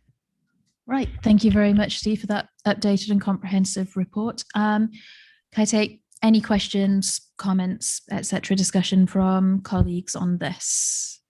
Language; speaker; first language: English; native; English